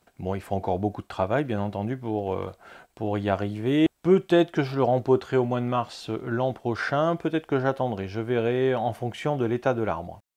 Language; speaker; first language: French; native; French